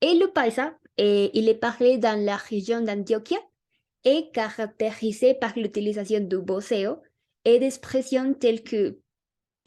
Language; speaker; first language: French; non-native, learner; Spanish